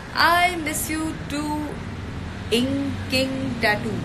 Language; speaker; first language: English; non-native, local second language; Hindi